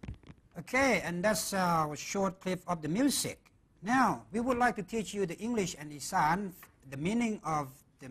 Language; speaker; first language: English; non-native, fluent; Thai